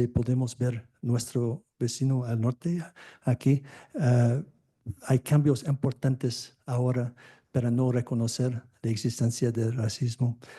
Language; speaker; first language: Spanish; non-native, fluent; French